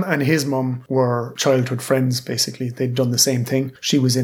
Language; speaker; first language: English; native; English